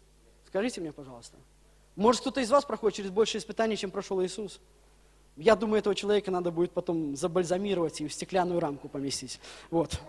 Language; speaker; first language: Russian; native; Russian